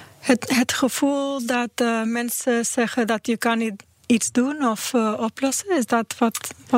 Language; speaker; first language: Dutch; non-native, learner; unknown